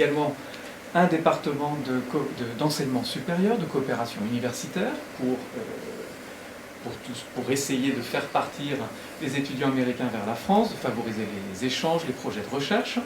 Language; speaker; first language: French; native; French